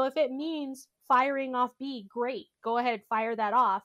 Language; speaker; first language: English; native; English